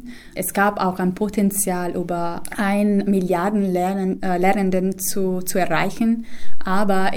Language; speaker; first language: German; non-native, fluent; Italian